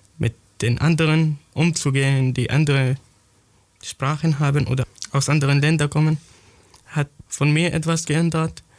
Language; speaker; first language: German; non-native, fluent; Arabic